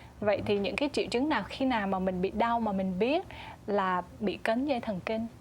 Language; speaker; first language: Vietnamese; early bilingual, heritage; Vietnamese